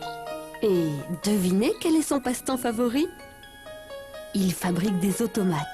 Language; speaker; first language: French; native; French